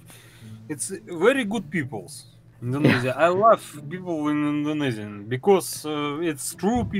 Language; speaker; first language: English; non-native, learner; Russian